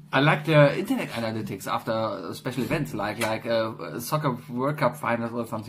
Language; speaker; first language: English; non-native, fluent; German